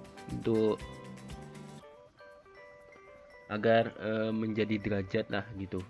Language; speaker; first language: Indonesian; native; Indonesian